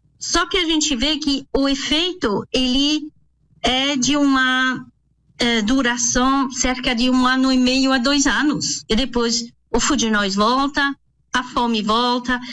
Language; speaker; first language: Portuguese; non-native, fluent; French